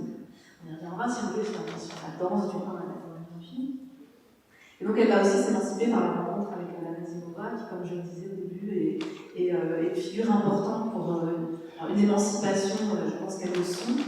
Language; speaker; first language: French; native; French